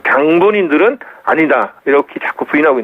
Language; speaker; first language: Korean; native; Korean